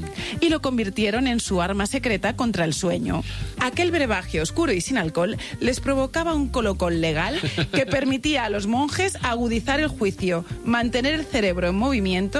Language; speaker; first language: Spanish; native; Spanish